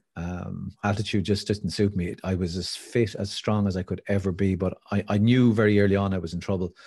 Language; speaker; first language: English; native; English